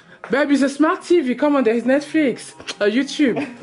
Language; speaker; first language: English; non-native, fluent; French